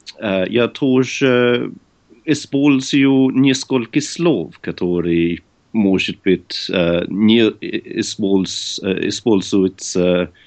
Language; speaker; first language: Russian; non-native, learner; English